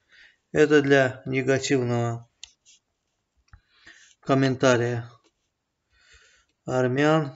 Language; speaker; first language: Russian; non-native, fluent; Azerbaijani